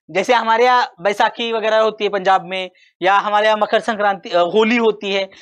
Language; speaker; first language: Hindi; non-native, local second language; Marathi